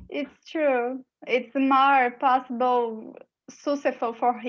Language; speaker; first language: English; non-native, learner; Portuguese